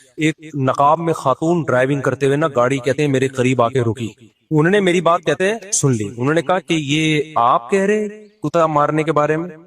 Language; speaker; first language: Urdu; native; Urdu